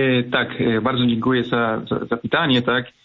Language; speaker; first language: Polish; non-native, fluent; Spanish